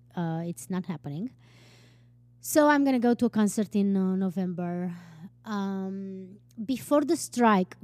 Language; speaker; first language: English; non-native, fluent; Romanian